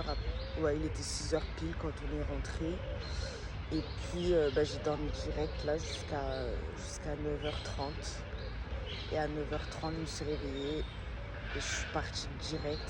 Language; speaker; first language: French; native; French